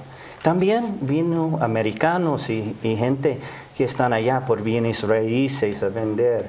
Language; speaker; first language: Spanish; non-native, fluent; English